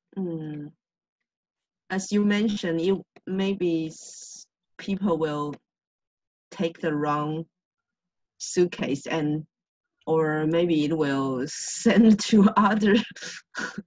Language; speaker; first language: English; non-native, learner; Chinese